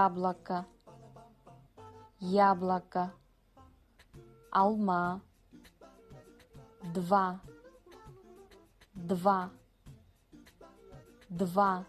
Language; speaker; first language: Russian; non-native, fluent; Kazakh